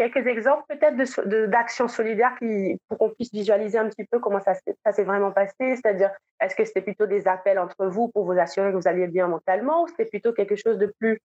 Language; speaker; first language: French; native; French